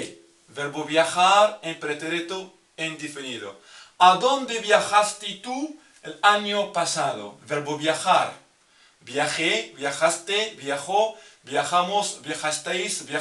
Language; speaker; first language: Spanish; non-native, fluent; Arabic